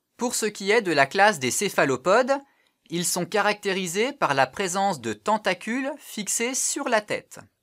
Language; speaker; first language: French; native; French